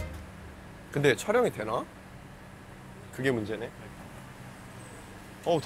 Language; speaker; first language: Korean; native; Korean